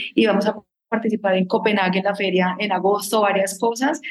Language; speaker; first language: Spanish; native; Spanish